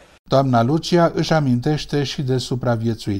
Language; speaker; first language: Romanian; native; Romanian